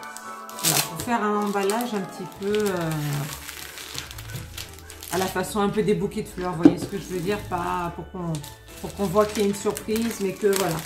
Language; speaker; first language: French; native; French